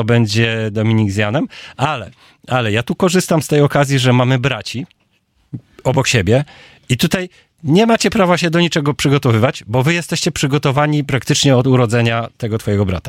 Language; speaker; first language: Polish; native; Polish